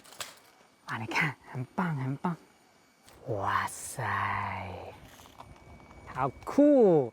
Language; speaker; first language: Chinese; non-native, fluent; English